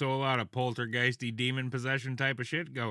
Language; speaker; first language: English; native; English